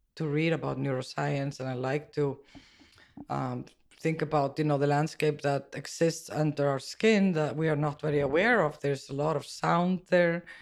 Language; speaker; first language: English; non-native, fluent; Icelandic